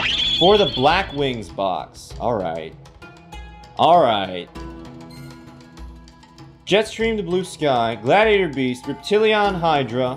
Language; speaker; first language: English; native; English